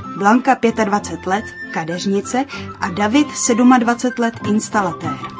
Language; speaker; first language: Czech; native; Czech